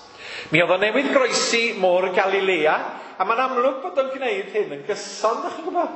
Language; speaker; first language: Welsh; native; Welsh